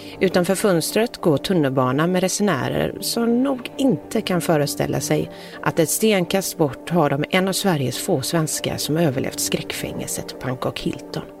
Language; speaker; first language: Swedish; native; Swedish